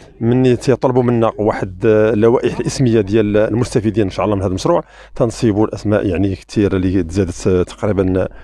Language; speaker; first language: Arabic; native; Arabic